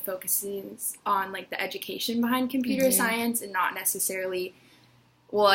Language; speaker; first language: English; native; English